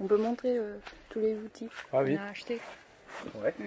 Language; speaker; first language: French; non-native, fluent; Chinese